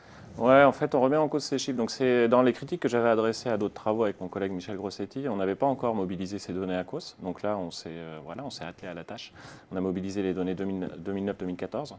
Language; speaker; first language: French; native; French